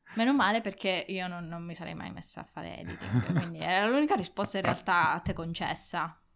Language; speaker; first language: Italian; native; Italian